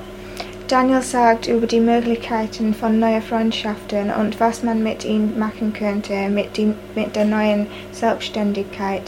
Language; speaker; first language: German; non-native, learner; English